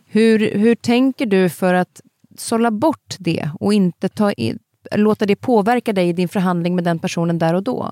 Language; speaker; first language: Swedish; native; Swedish